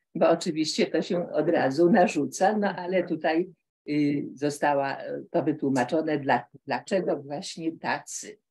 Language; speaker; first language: Polish; native; Polish